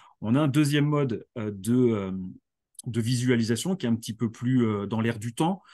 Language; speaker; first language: French; native; French